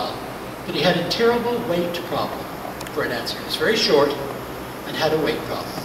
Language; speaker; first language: English; native; English